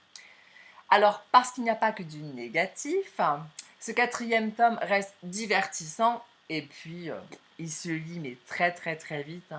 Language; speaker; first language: French; native; French